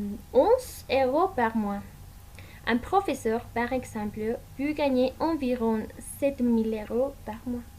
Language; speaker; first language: French; non-native, learner; Spanish